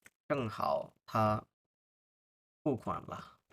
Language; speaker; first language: Chinese; non-native, fluent; Bangla